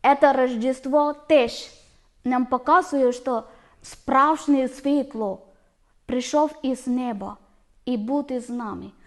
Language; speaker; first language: Ukrainian; non-native, learner; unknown